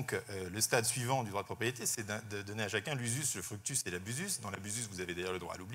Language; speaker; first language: French; native; French